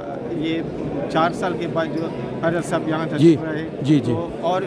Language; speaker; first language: Hindi; non-native, fluent; Malay